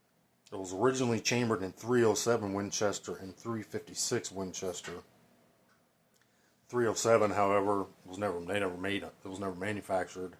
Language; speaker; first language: English; native; English